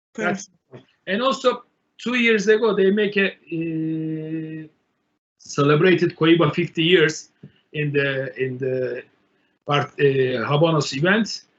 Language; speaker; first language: English; non-native, learner; Turkish